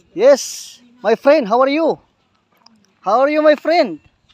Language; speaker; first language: English; non-native, learner; Filipino